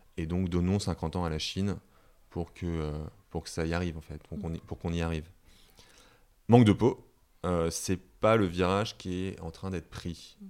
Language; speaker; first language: French; native; French